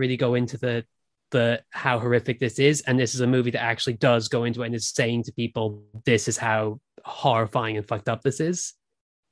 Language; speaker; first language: English; native; English